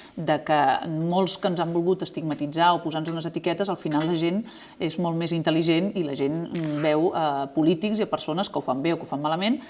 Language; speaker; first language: Catalan; native; Catalan